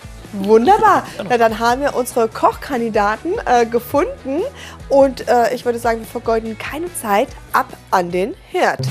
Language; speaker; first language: German; native; German